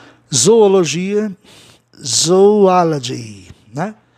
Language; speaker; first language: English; non-native, fluent; Portuguese